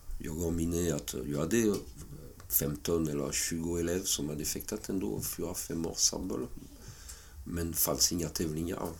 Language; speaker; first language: Swedish; non-native, fluent; French